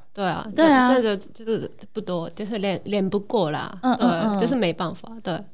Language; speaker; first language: Chinese; non-native, learner; Japanese